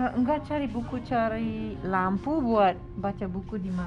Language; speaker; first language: Indonesian; non-native, learner; English